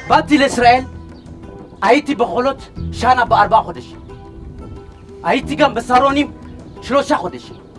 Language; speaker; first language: Hebrew; non-native, fluent; Tigrinya